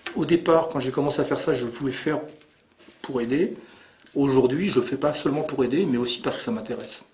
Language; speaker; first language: French; native; French